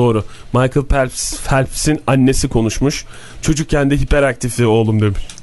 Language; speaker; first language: Turkish; native; Turkish